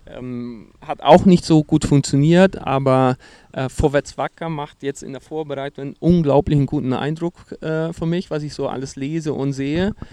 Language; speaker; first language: German; non-native, fluent; Portuguese